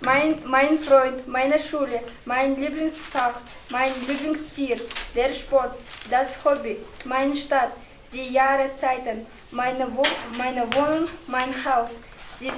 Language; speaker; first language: German; non-native, learner; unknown